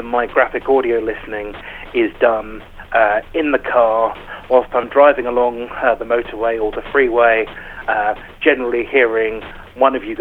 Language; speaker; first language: English; native; English